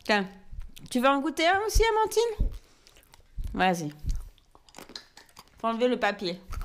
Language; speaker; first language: French; native; French